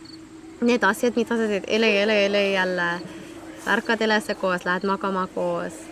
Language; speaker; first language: Estonian; early bilingual, heritage; Estonian